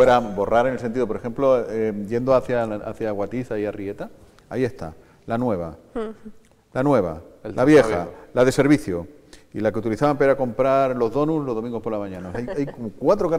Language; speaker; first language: Spanish; native; Spanish